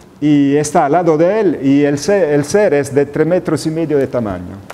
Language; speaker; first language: Spanish; non-native, fluent; Italian